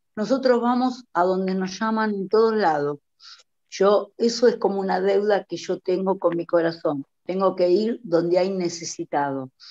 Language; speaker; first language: Spanish; non-native, fluent; Italian